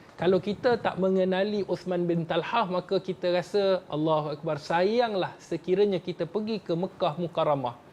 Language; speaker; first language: Malay; native; Malay